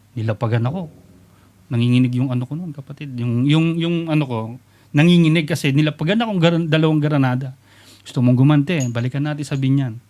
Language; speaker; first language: Filipino; native; Filipino